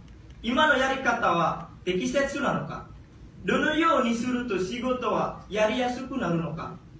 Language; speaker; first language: Japanese; non-native, learner; Indonesian